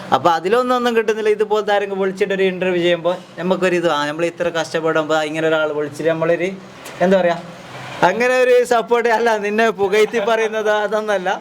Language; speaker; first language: Malayalam; native; Malayalam